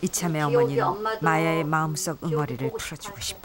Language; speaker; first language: Korean; native; Korean